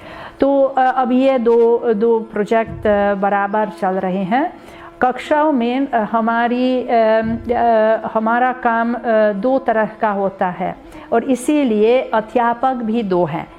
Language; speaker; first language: Hindi; non-native, fluent; Hungarian